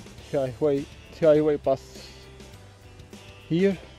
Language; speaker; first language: English; non-native, learner; Portuguese